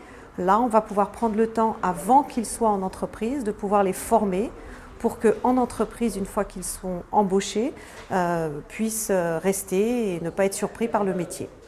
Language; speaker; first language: French; native; French